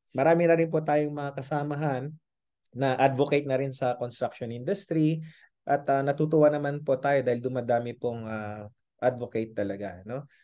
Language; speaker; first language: Filipino; non-native, local second language; Iloko